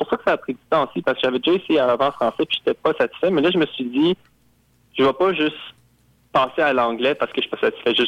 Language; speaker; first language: French; native; French